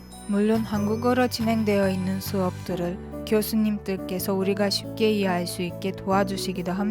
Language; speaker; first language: Korean; non-native, learner; Turkish